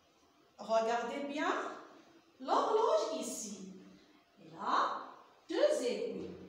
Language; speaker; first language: French; non-native, local second language; Arabic